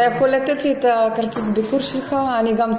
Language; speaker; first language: Hebrew; non-native, fluent; Russian